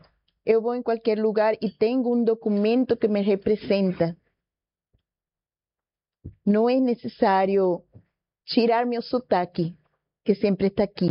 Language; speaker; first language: Portuguese; non-native, fluent; Spanish